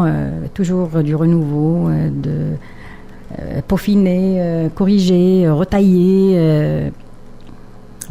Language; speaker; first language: French; non-native, local second language; Arabic